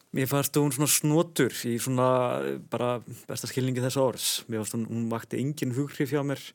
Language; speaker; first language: Icelandic; native; Icelandic